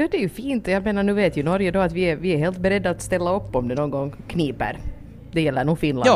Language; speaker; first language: Swedish; native; Swedish